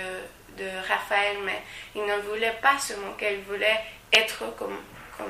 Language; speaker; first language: French; non-native, learner; Spanish